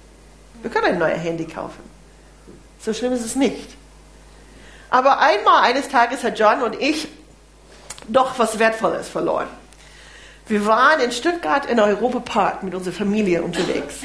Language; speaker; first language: German; non-native, fluent; English